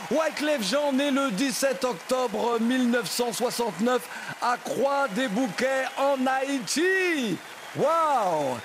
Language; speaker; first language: French; native; French